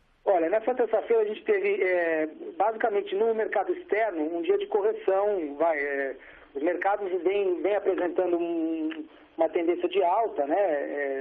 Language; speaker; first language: Portuguese; native; Portuguese